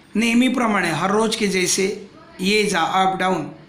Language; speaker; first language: Hindi; non-native, local second language; Marathi